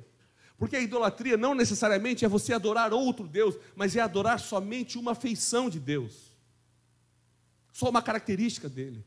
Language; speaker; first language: Portuguese; native; Portuguese